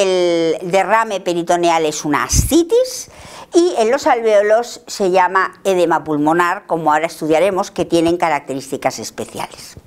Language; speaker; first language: Spanish; native; Spanish